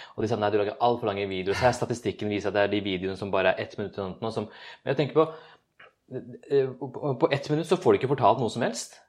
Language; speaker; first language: Norwegian; early bilingual, other home language; Urdu